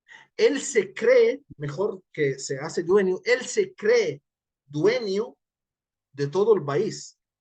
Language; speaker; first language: Spanish; non-native, fluent; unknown